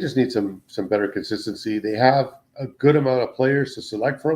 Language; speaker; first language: English; native; English